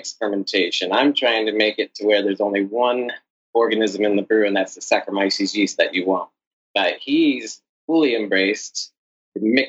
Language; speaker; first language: English; native; English